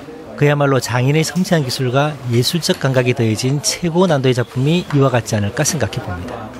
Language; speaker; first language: Korean; native; Korean